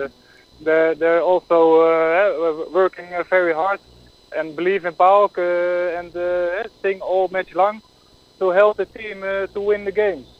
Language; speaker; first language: English; non-native, fluent; Dutch